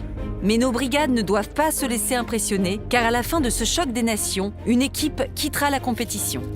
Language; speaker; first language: French; native; French